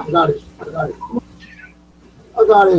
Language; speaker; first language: English; non-native, learner; Spanish